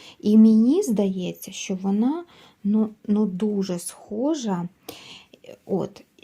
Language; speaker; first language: Ukrainian; native; Ukrainian